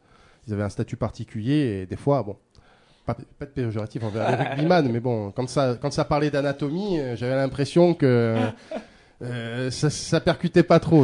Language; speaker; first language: French; native; French